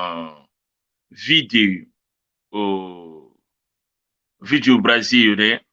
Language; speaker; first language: French; non-native, local second language; Luba-Lulua